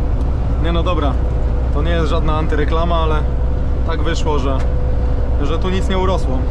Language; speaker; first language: Polish; native; Polish